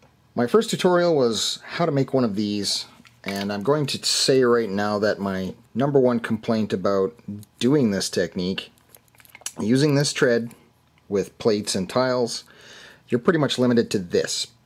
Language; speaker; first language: English; native; English